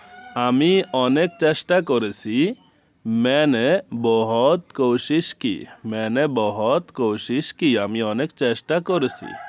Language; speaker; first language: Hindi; non-native, fluent; Bangla